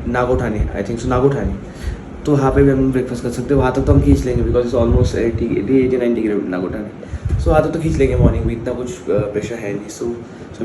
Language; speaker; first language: Hindi; non-native, local second language; Marathi